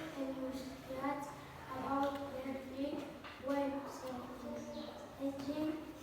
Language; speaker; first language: English; non-native, learner; Indonesian